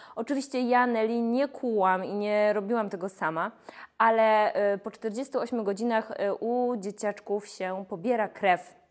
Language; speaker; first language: Polish; native; Polish